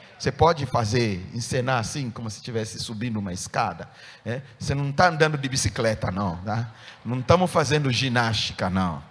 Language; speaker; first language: Portuguese; non-native, fluent; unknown